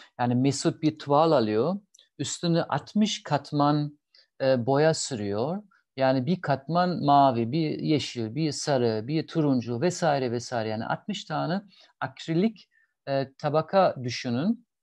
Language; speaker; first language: Turkish; non-native, fluent; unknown